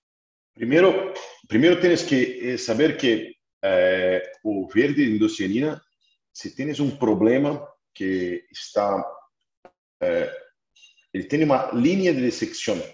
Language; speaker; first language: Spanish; non-native, fluent; Portuguese